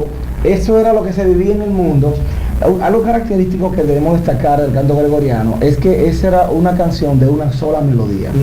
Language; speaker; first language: Spanish; native; Spanish